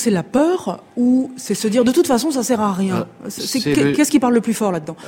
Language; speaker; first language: French; native; French